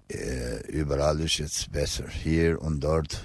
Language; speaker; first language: German; non-native, fluent; Albanian